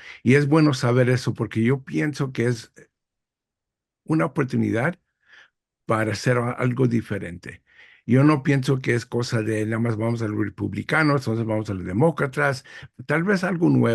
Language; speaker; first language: Spanish; early bilingual, heritage; English